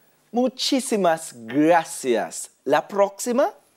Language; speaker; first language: Spanish; non-native, fluent; English